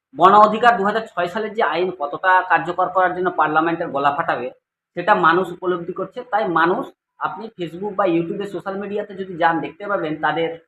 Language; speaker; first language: Bangla; native; Bangla